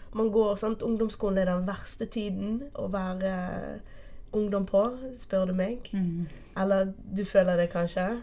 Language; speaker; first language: Norwegian; early bilingual, other home language; Portuguese